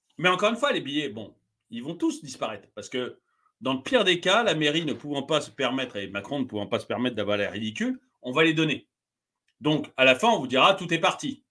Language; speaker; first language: French; native; French